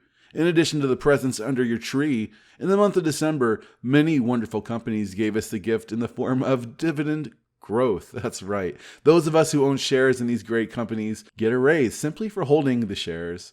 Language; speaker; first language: English; native; English